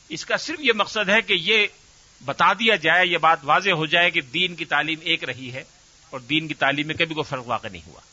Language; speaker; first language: Urdu; native; Urdu